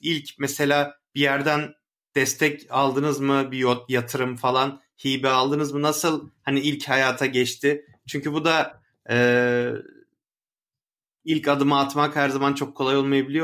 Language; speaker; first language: Turkish; native; Turkish